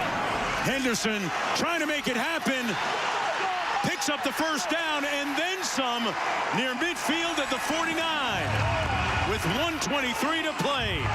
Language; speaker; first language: English; native; English